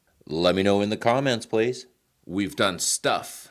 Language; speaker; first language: English; non-native, fluent; Chinese